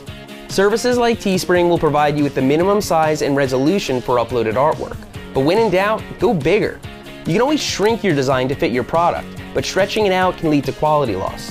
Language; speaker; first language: English; native; English